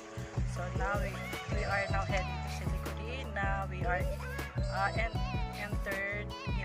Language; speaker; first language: English; non-native, local second language; Filipino